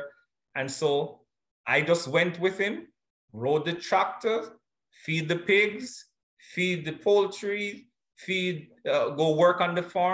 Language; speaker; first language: English; non-native, local second language; Jamaican Creole English